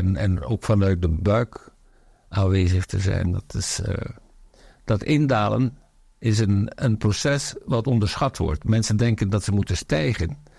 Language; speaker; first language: Dutch; native; Dutch